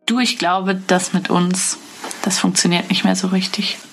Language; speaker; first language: German; native; German